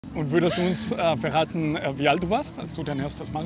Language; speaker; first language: German; native; German